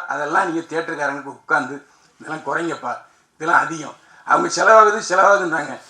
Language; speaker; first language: Tamil; native; Tamil